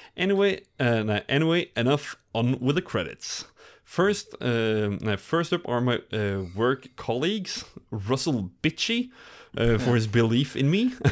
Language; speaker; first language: English; non-native, fluent; Norwegian